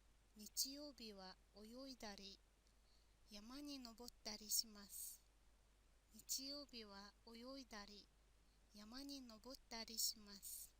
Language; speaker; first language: Japanese; non-native, fluent; Mongolian